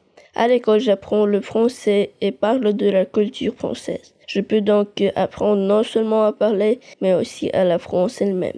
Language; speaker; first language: French; non-native, learner; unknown